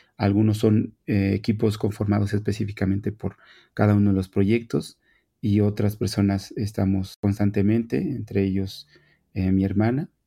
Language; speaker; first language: Spanish; native; Spanish